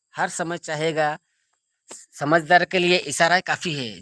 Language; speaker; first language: Hindi; non-native, local second language; Bangla